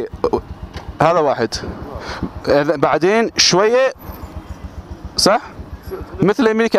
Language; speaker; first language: Arabic; early bilingual, heritage; English